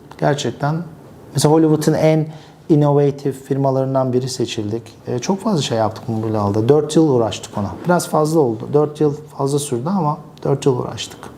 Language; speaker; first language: Turkish; early bilingual, other home language; English